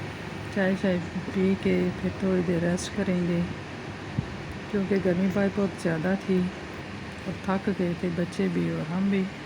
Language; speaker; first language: Hindi; native; Hindi